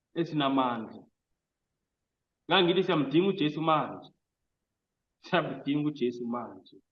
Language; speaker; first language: Zulu; non-native, local second language; Xhosa